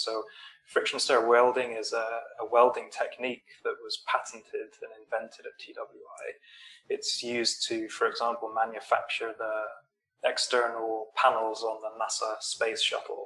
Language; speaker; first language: English; native; English